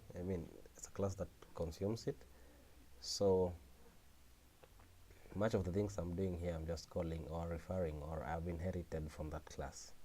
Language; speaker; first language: English; non-native, local second language; Swahili